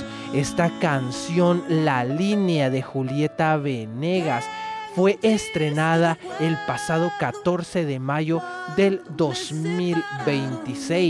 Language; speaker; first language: Spanish; native; Spanish